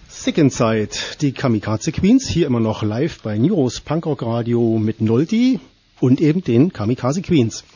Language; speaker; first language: German; native; German